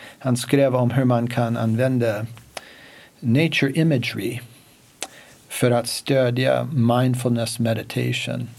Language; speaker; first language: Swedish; non-native, fluent; English